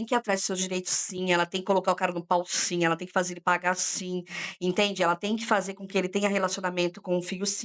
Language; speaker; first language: Portuguese; native; Portuguese